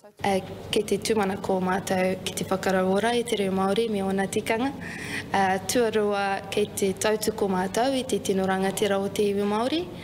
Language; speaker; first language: Māori; non-native, learner; Arabic